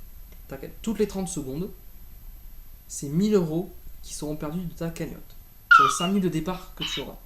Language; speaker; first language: French; native; French